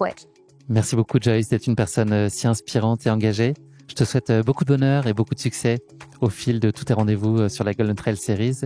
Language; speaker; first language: French; native; French